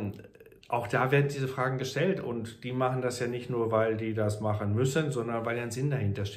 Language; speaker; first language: German; native; German